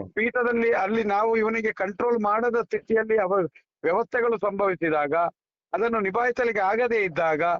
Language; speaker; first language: Kannada; non-native, local second language; Tulu